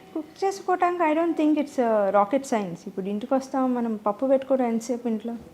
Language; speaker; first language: Telugu; native; Telugu